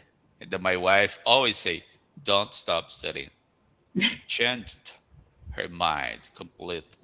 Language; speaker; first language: English; non-native, fluent; Portuguese